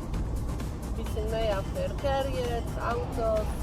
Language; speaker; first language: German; non-native, learner; Polish